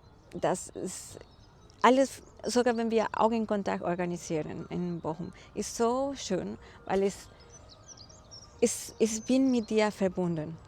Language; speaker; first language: German; non-native, fluent; Spanish